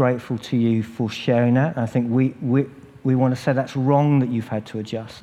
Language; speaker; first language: English; native; English